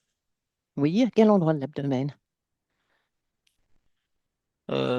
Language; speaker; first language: French; native; French